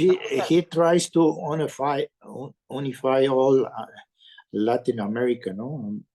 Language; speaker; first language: English; non-native, learner; Spanish